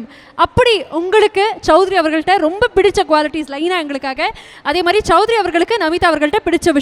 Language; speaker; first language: Tamil; native; Tamil